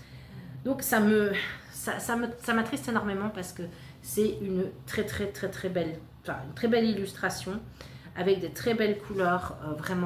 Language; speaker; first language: French; native; French